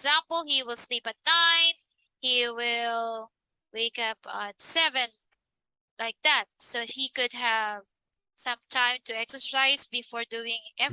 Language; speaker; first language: English; non-native, local second language; Filipino